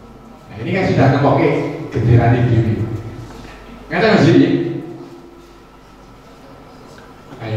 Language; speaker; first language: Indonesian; non-native, local second language; Javanese